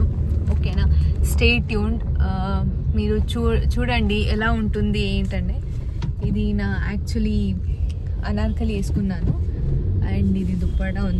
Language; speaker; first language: Telugu; non-native, local second language; Kannada